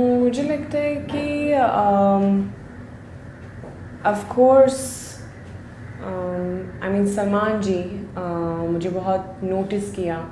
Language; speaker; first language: Hindi; non-native, learner; Swedish